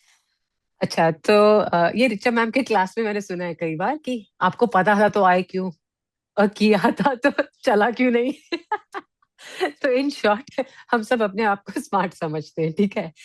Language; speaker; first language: Hindi; native; Hindi